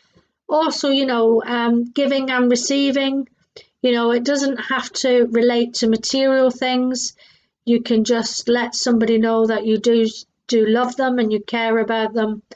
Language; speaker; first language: English; native; English